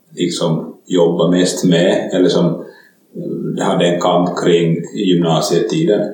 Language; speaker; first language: Swedish; native; Swedish